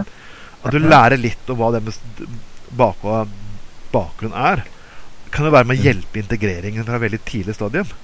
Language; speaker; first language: Norwegian; native; Norwegian